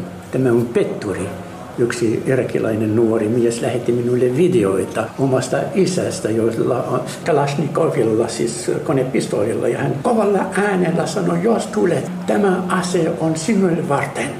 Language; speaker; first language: Finnish; non-native, fluent; Arabic